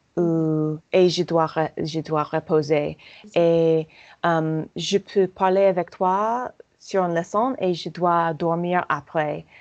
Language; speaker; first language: French; non-native, learner; English